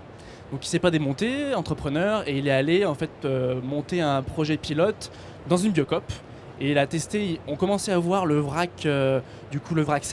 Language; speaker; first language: French; native; French